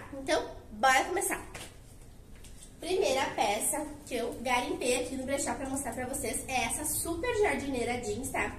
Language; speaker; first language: Portuguese; native; Portuguese